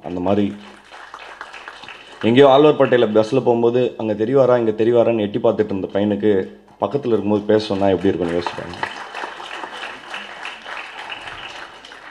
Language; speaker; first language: Tamil; native; Tamil